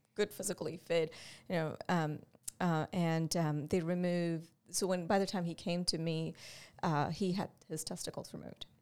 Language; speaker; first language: English; non-native, local second language; Gujarati